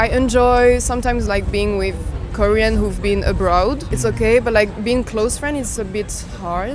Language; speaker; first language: English; non-native, fluent; French